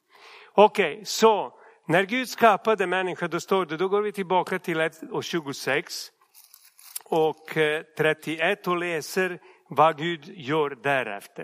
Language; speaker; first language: Swedish; non-native, fluent; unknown